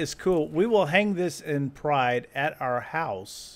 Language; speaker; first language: English; native; English